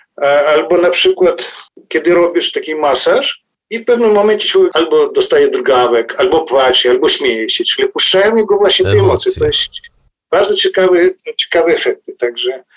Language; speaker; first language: Polish; non-native, fluent; Ukrainian